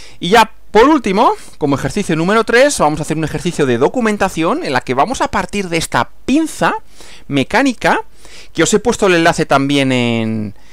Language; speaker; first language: Spanish; native; Spanish